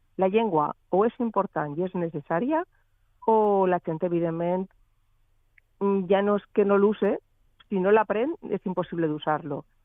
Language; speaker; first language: Catalan; native; Catalan